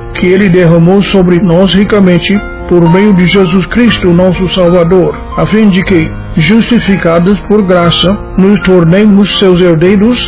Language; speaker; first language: Portuguese; non-native, fluent; English